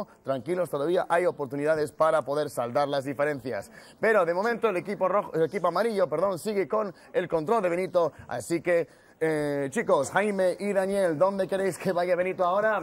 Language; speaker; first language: Spanish; native; Spanish